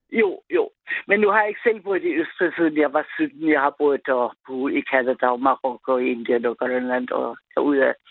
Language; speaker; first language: Danish; non-native, fluent; German